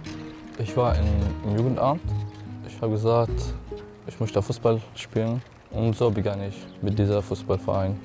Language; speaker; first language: German; non-native, learner; Arabic